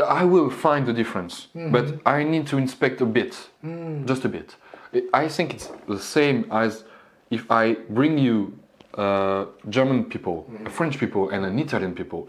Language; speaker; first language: English; non-native, learner; French